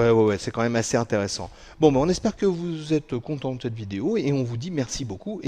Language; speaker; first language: French; native; French